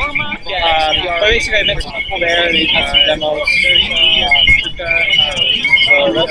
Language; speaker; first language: English; non-native, learner; Japanese